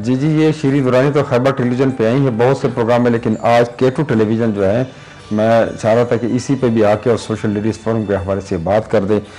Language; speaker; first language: Urdu; non-native, local second language; Pashto